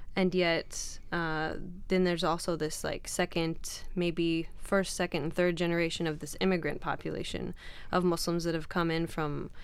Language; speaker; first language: English; non-native, fluent; Arabic